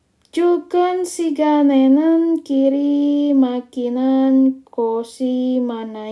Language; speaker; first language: Korean; non-native, fluent; Indonesian